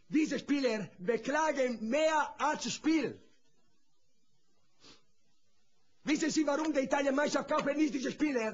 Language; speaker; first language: German; non-native, learner; Italian